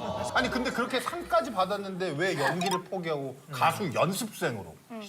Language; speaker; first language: Korean; native; Korean